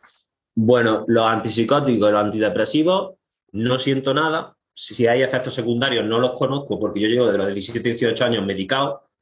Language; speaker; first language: Spanish; native; Spanish